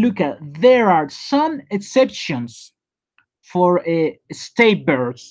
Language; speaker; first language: English; non-native, learner; Spanish